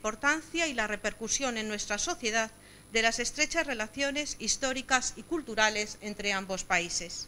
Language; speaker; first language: Spanish; native; Spanish